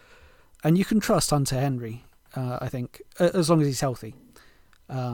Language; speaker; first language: English; native; English